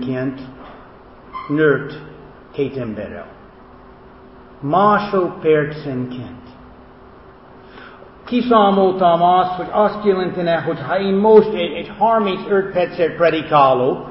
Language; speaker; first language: Hungarian; non-native, fluent; English